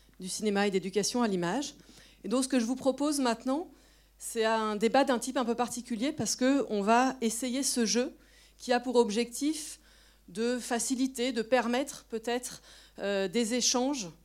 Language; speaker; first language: French; native; French